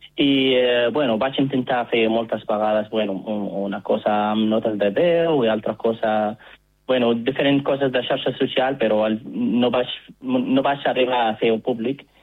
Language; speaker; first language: Catalan; non-native, learner; Arabic